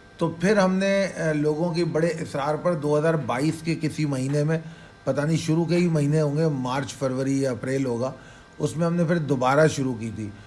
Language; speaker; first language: Urdu; native; Urdu